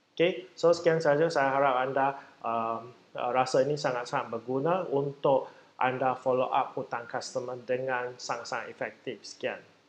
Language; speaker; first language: Malay; native; Malay